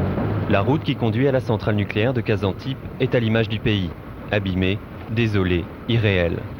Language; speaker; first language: French; native; French